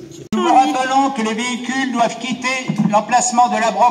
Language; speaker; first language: French; native; French